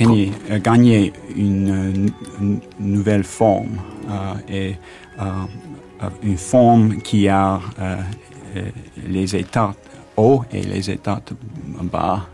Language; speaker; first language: French; non-native, learner; English